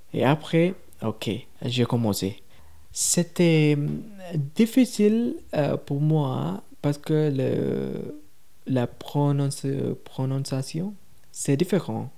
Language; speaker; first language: French; non-native, learner; Tamil